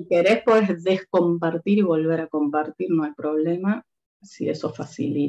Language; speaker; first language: Spanish; native; Spanish